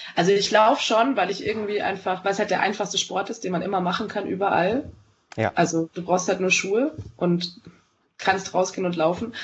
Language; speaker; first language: German; native; German